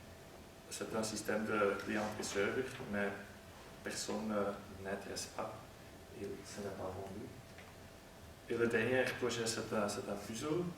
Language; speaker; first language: French; non-native, learner; Dutch